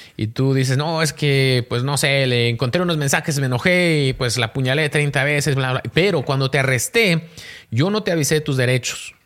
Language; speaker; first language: Spanish; native; Spanish